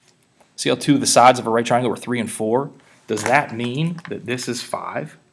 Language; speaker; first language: English; native; English